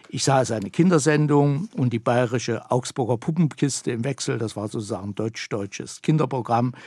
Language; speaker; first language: German; native; German